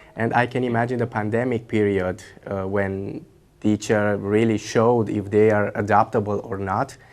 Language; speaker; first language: English; non-native, fluent; Romanian